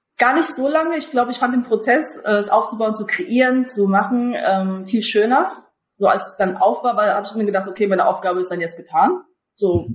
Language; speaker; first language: German; early bilingual, other home language; Russian